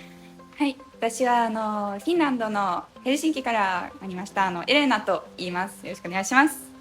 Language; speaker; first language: Japanese; non-native, fluent; Finnish